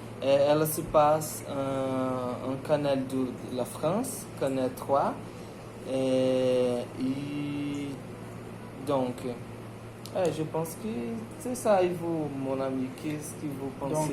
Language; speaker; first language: French; non-native, learner; Portuguese